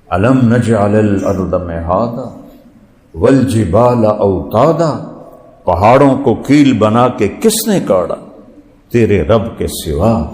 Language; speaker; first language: Urdu; non-native, local second language; Punjabi